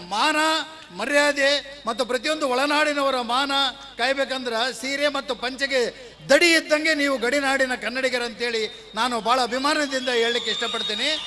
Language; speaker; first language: Kannada; native; Kannada